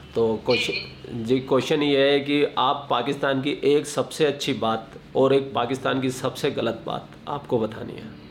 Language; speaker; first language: Hindi; native; Hindi